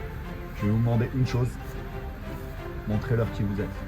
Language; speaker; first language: French; native; French